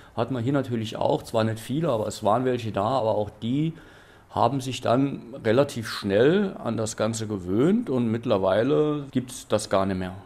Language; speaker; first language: German; native; German